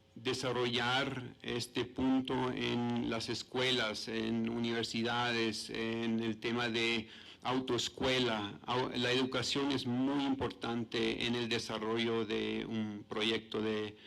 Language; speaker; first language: Spanish; non-native, fluent; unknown